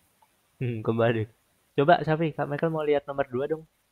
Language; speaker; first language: Indonesian; native; Indonesian